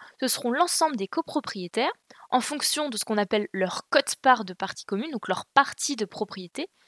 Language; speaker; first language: French; native; French